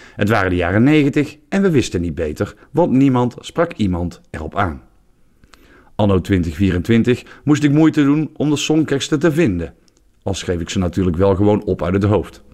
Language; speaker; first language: Dutch; native; Dutch